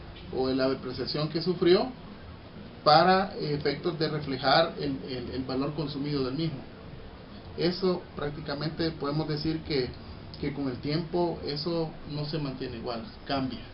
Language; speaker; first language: Spanish; native; Spanish